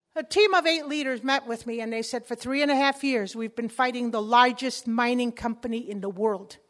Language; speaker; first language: English; early bilingual, other home language; Spanish